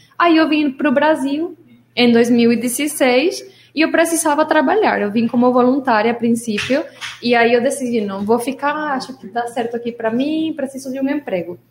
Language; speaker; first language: Portuguese; non-native, fluent; Spanish